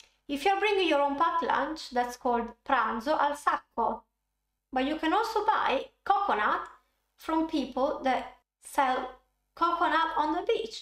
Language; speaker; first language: English; non-native, fluent; Italian